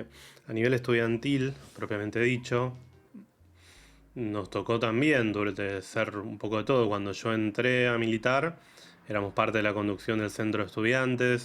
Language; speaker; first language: Spanish; native; Spanish